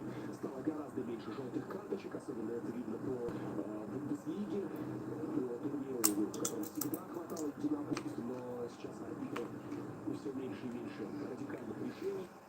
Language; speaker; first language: Russian; native; Russian